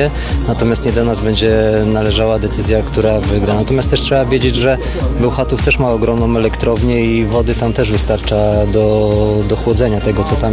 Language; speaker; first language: Polish; native; Polish